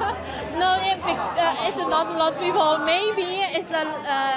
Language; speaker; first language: English; non-native, learner; Chinese